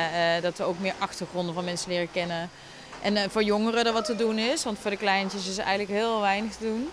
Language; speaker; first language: Dutch; native; Dutch